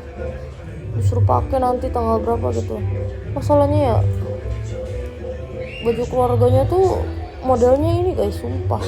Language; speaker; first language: Indonesian; native; Indonesian